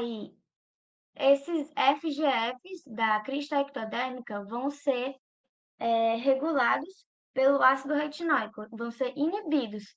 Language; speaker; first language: Portuguese; native; Portuguese